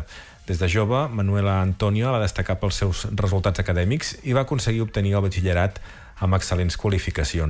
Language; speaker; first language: Catalan; native; Catalan